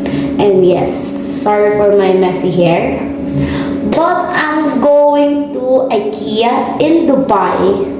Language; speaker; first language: English; non-native, learner; Filipino